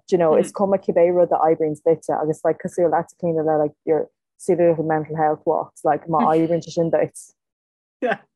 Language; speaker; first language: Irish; non-native, local second language; English